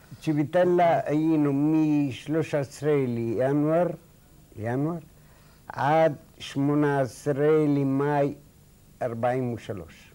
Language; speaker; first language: Hebrew; non-native, fluent; Arabic